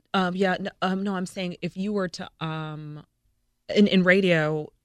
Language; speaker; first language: English; native; English